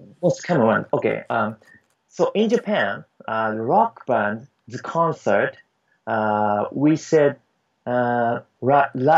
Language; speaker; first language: English; non-native, learner; Japanese